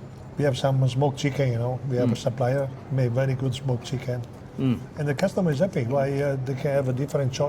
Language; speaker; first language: English; non-native, fluent; Italian